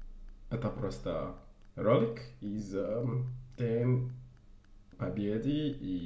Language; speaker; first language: Russian; non-native, learner; English